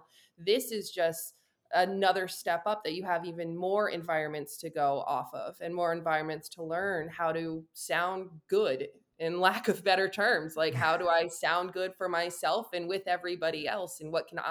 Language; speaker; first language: English; native; English